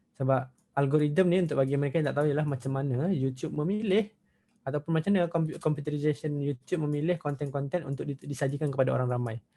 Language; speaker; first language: Malay; native; Malay